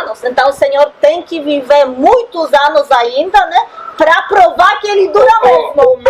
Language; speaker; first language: Portuguese; non-native, learner; Polish